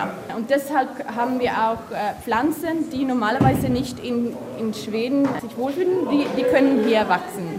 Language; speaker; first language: German; non-native, fluent; Swedish